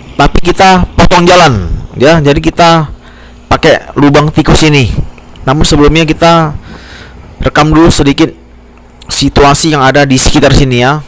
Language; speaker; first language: Indonesian; native; Indonesian